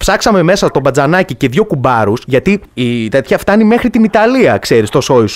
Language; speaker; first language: Greek; native; Greek